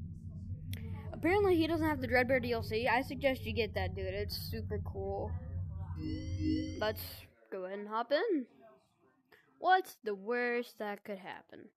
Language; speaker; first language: English; native; English